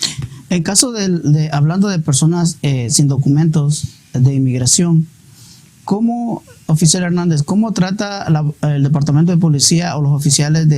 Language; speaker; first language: Spanish; native; Spanish